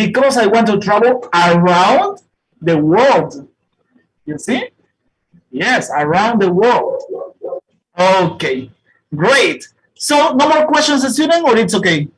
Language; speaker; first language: English; non-native, fluent; Spanish